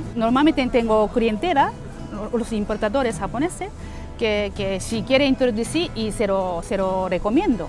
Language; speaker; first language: Spanish; non-native, fluent; Japanese